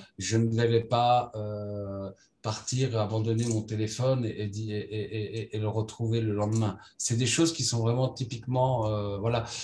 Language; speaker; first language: French; native; French